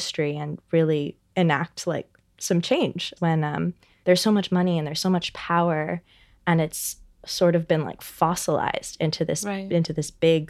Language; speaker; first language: English; native; English